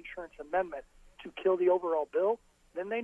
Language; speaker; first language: English; native; English